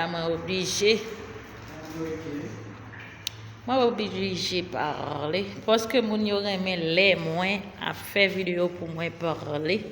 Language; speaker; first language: French; non-native, learner; Haitian Creole